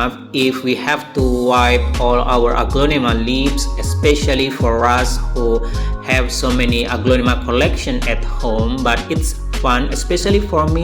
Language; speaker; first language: English; non-native, learner; Indonesian